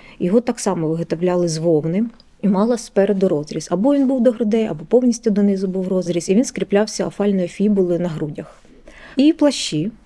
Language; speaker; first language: Ukrainian; native; Ukrainian